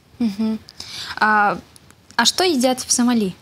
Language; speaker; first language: Russian; native; Russian